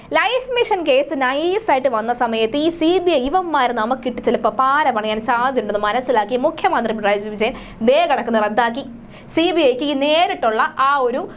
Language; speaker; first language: Malayalam; native; Malayalam